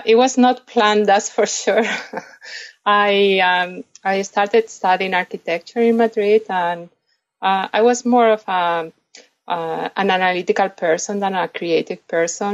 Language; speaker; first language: English; non-native, fluent; Spanish